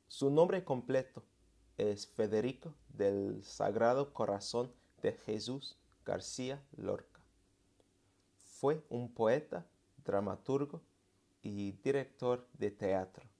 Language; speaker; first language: Spanish; non-native, fluent; English